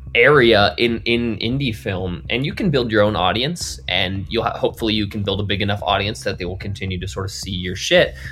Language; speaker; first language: English; native; English